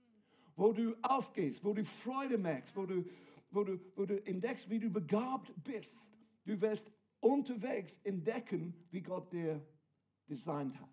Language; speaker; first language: German; non-native, fluent; English